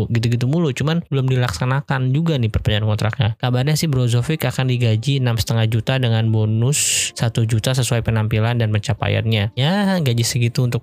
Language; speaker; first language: Indonesian; native; Indonesian